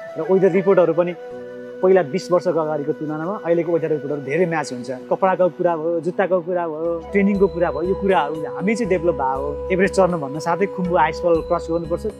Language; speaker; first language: Nepali; non-native, local second language; Sherpa